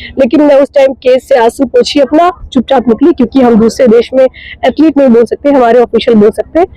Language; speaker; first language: Hindi; native; Hindi